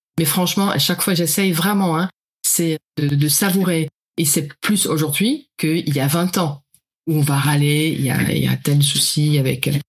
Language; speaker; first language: French; non-native, fluent; Dutch